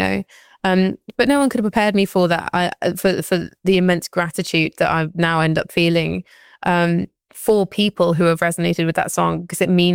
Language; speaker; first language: English; native; English